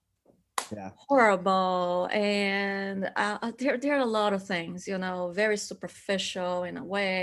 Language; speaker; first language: English; non-native, fluent; Portuguese